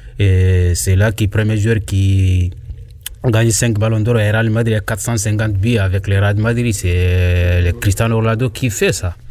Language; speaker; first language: French; non-native, learner; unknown